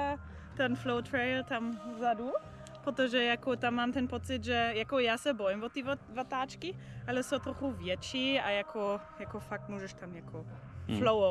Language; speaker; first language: Czech; non-native, learner; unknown